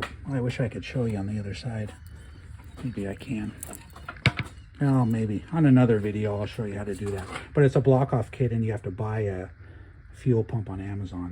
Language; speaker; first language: English; native; English